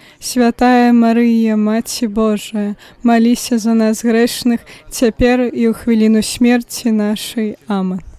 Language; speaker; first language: Belarusian; native; Belarusian